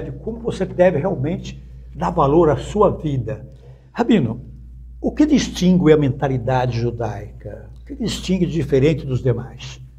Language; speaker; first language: Portuguese; native; Portuguese